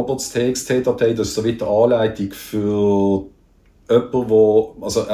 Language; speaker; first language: German; native; German